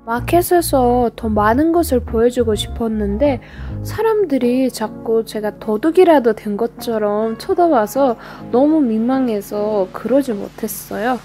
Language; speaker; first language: Korean; non-native, fluent; Azerbaijani